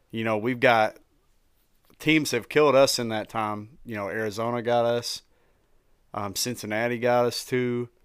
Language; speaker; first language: English; native; English